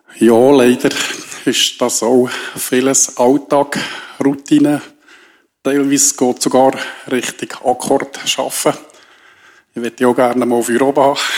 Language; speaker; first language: German; native; German